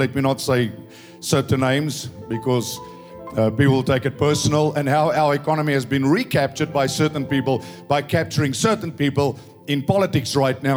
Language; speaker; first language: English; non-native, local second language; Afrikaans